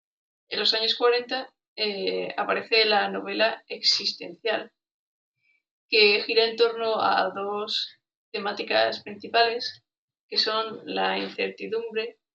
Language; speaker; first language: Spanish; native; Spanish